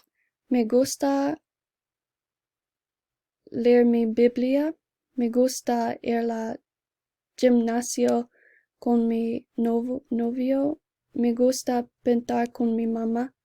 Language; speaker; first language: Spanish; non-native, learner; English